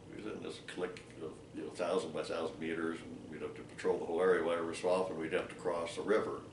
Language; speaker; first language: English; native; English